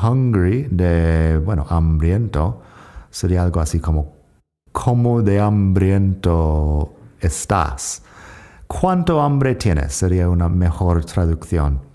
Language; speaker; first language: Spanish; non-native, fluent; English